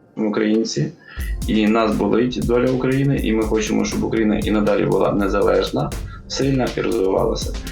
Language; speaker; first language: Ukrainian; native; Ukrainian